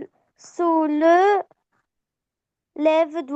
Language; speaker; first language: French; non-native, learner; Arabic